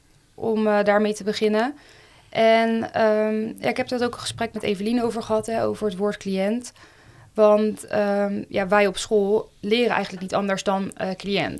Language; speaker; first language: Dutch; native; Dutch